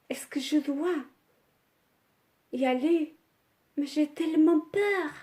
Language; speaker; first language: French; non-native, learner; Portuguese